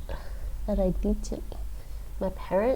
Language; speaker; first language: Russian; non-native, learner; English